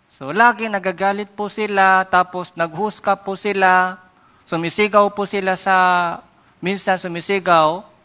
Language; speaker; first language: Filipino; non-native, fluent; Korean